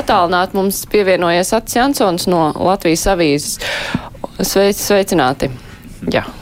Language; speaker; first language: Latvian; native; Latvian